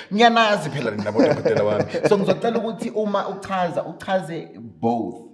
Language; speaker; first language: Zulu; native; Zulu